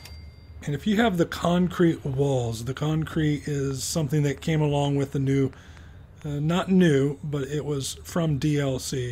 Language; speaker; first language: English; native; English